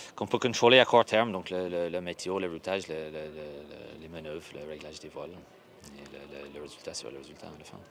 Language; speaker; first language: French; non-native, fluent; English